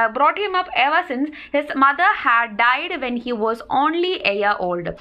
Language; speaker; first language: English; non-native, local second language; Malayalam